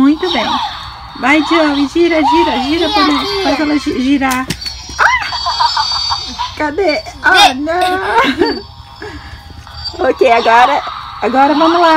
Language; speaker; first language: Portuguese; native; Portuguese